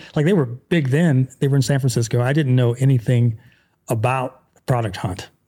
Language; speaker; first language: English; native; English